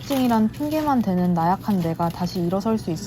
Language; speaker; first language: Korean; native; Korean